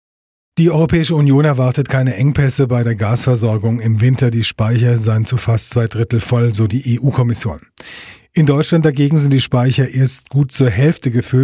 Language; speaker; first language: German; native; German